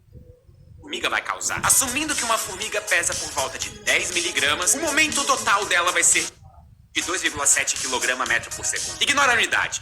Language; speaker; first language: Portuguese; native; Portuguese